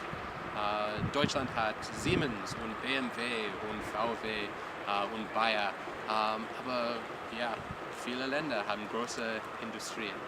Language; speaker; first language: German; non-native, learner; English